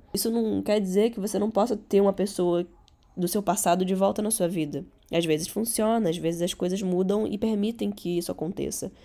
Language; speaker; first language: Portuguese; early bilingual, other home language; Catalan